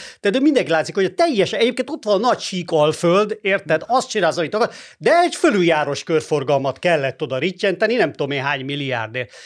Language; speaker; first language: Hungarian; native; Hungarian